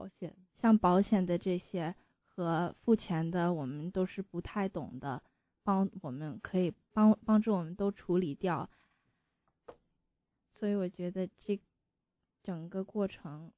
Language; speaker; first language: Chinese; early bilingual, heritage; Chinese